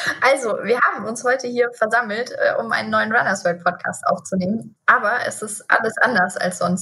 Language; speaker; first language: German; native; German